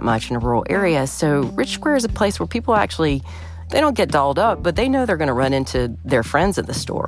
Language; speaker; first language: English; native; English